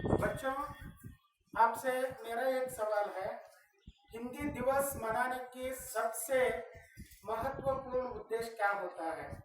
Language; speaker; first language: Hindi; non-native, local second language; Kannada